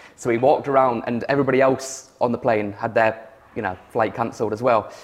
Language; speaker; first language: English; native; English